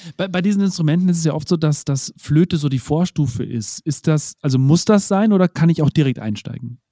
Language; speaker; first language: German; native; German